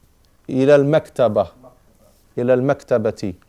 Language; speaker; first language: Arabic; non-native, fluent; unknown